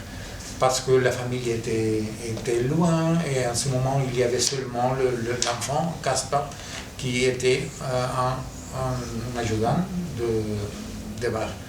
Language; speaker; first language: French; non-native, fluent; Catalan